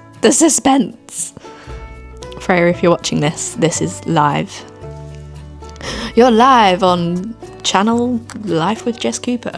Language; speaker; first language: English; native; English